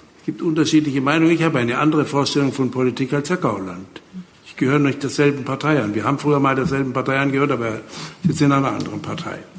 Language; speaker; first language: German; native; German